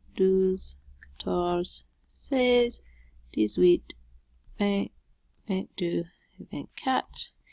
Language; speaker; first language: French; non-native, local second language; English